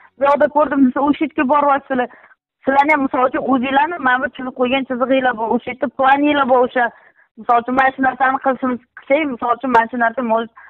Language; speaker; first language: Uzbek; early bilingual, heritage; Uzbek